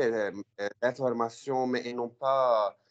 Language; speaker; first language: French; non-native, learner; Arabic